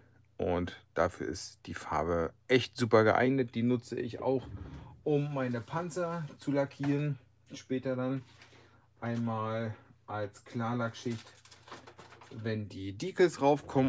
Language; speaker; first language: German; native; German